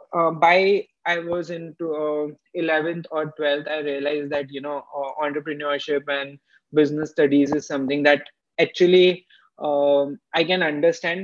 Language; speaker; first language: English; non-native, local second language; Hindi